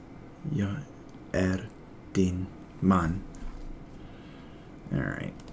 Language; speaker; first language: Swedish; non-native, learner; English